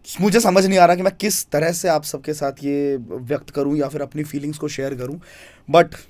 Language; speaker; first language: Hindi; native; Hindi